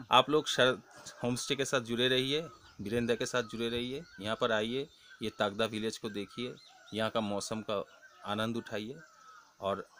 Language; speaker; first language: Hindi; non-native, local second language; Bangla